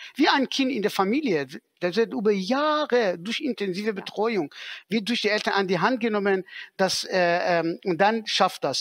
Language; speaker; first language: German; non-native, fluent; Persian